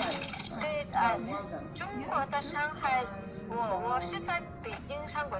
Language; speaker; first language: Chinese; non-native, fluent; Mongolian